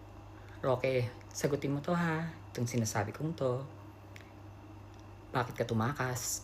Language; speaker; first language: Filipino; native; Filipino